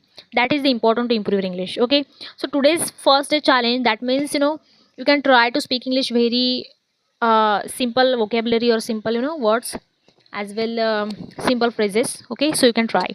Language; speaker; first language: English; non-native, learner; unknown